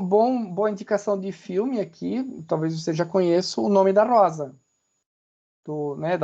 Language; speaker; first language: Portuguese; native; Portuguese